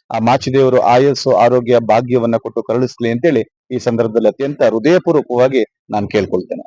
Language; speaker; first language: Kannada; native; Kannada